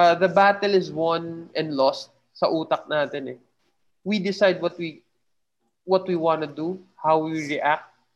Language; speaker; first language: English; non-native, local second language; Filipino